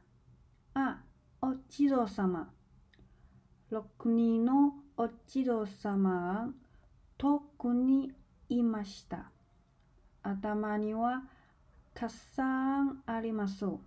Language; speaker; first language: Japanese; non-native, learner; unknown